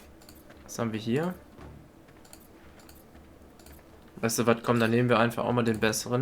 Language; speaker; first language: German; native; German